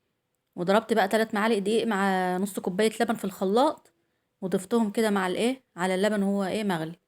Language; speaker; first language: Arabic; native; Arabic